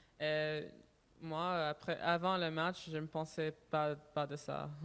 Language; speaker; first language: French; non-native, learner; English